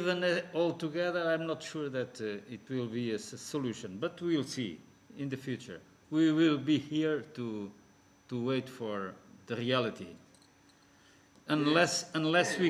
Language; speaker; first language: English; non-native, fluent; Portuguese